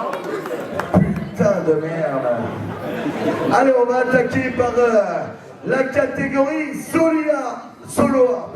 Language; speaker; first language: French; native; French